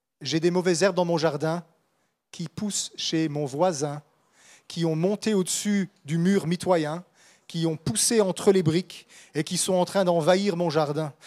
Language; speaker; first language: French; native; French